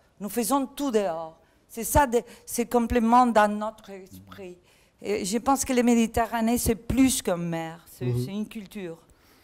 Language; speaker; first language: French; non-native, learner; Catalan